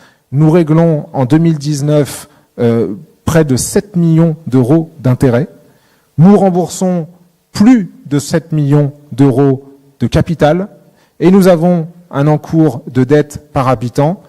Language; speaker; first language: French; native; French